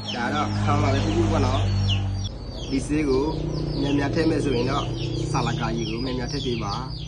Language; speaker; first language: Burmese; non-native, local second language; S'gaw Karen